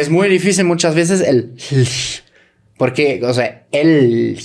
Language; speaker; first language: Spanish; native; Spanish